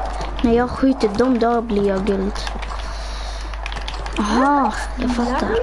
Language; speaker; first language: Swedish; early bilingual, other home language; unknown